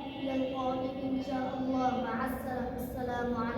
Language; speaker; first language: Arabic; non-native, learner; Bangla